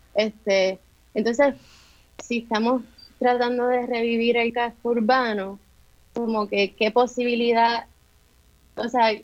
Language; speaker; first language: Spanish; native; Spanish